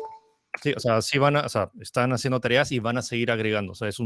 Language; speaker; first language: Spanish; native; Spanish